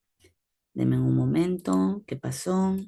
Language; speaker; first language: Spanish; native; Spanish